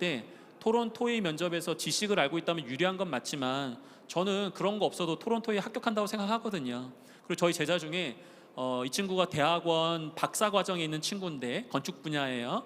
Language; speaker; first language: Korean; native; Korean